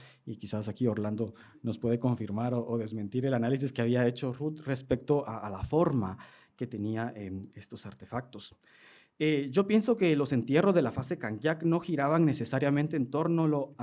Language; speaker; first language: Spanish; native; Spanish